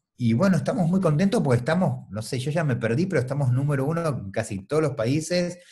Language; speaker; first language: Spanish; native; Spanish